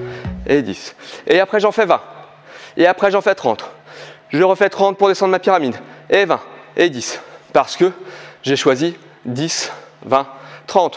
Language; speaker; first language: French; native; French